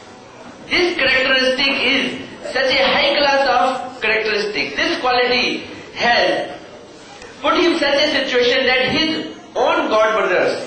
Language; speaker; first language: English; non-native, local second language; Hindi